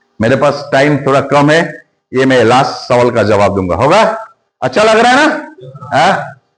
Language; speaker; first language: Hindi; non-native, local second language; Bangla